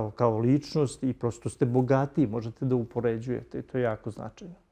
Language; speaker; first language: Serbian; native; Serbian